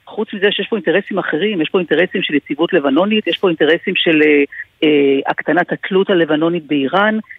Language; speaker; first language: Hebrew; native; Hebrew